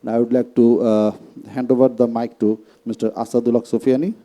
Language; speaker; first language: English; non-native, local second language; Bangla